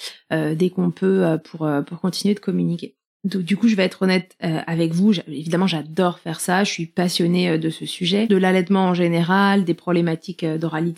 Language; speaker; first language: French; native; French